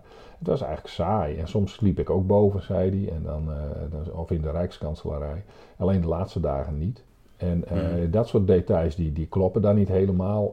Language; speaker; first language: Dutch; native; Dutch